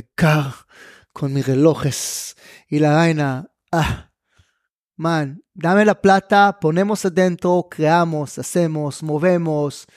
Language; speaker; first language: Spanish; non-native, fluent; Hebrew